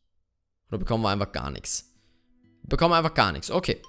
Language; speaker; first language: German; native; German